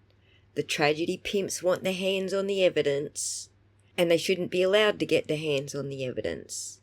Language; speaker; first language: English; native; English